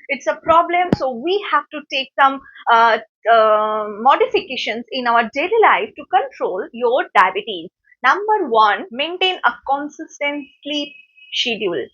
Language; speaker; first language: English; non-native, local second language; Bangla